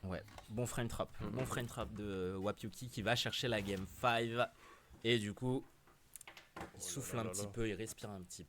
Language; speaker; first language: French; native; French